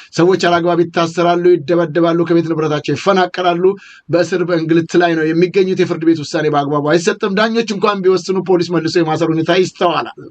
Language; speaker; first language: Amharic; native; Amharic